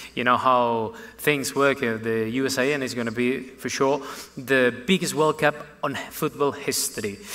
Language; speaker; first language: English; non-native, fluent; Spanish